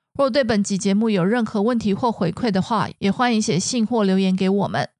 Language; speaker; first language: Chinese; native; Chinese